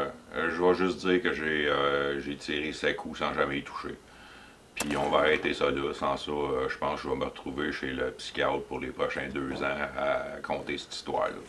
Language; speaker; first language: French; native; French